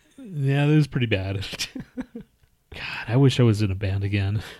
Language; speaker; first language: English; native; English